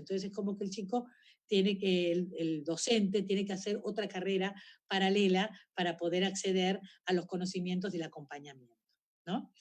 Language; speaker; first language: Spanish; native; Spanish